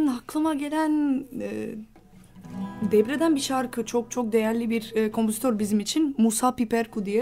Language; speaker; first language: Turkish; non-native, fluent; Albanian